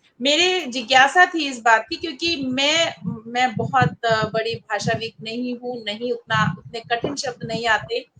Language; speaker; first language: Hindi; non-native, local second language; Maithili